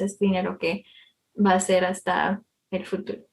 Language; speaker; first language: Spanish; early bilingual, heritage; Spanish